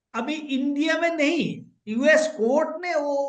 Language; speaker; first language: Hindi; non-native, local second language; Assamese